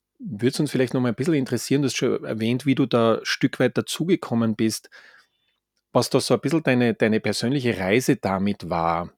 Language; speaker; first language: German; native; German